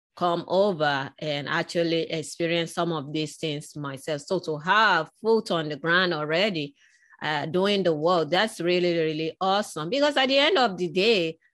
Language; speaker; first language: English; non-native, local second language; Yoruba